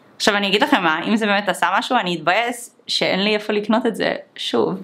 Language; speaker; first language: Hebrew; native; Hebrew